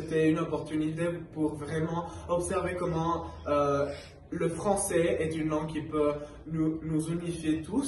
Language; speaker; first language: French; non-native, fluent; Spanish